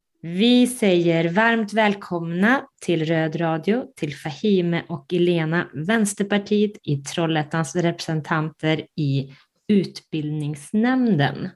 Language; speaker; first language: Swedish; native; Swedish